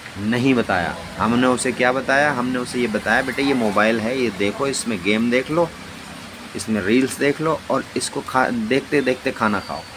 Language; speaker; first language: Urdu; native; Urdu